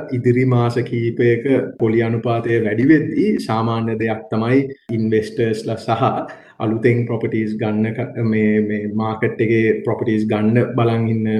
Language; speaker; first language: Sinhala; non-native, local second language; Tamil